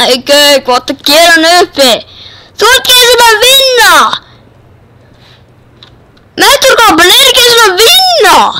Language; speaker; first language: Icelandic; non-native, learner; Danish